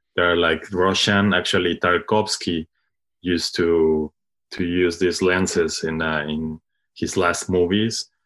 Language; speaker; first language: English; non-native, fluent; Spanish